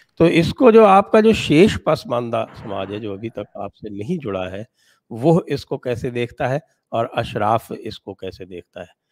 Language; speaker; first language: Hindi; native; Hindi